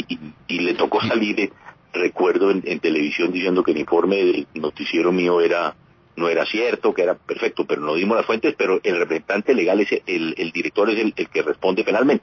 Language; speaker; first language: Spanish; native; Spanish